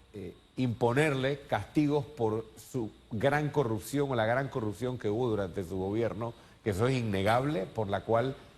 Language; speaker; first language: Spanish; native; Spanish